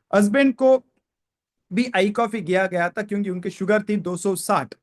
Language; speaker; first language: Hindi; non-native, local second language; Kannada